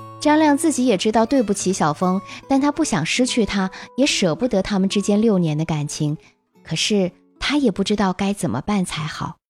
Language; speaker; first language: Chinese; native; Chinese